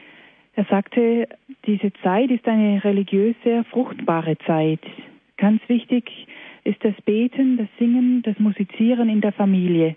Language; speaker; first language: German; native; German